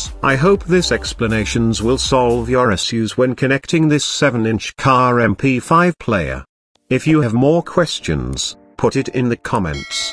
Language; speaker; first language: English; non-native, fluent; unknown